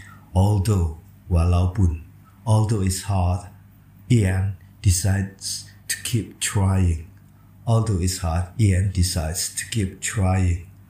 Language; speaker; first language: English; non-native, fluent; Indonesian